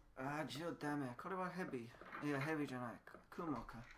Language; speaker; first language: Japanese; non-native, learner; English